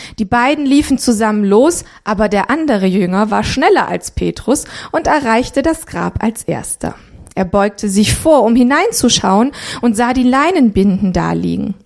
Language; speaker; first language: German; early bilingual, other home language; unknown